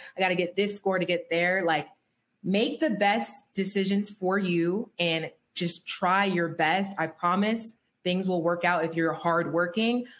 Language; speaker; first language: English; native; English